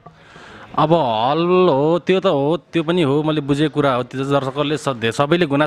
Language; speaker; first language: Nepali; native; Nepali